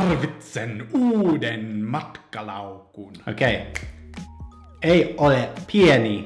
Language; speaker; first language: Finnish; non-native, learner; English